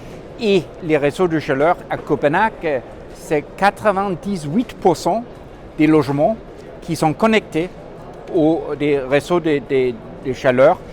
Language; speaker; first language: French; non-native, fluent; Danish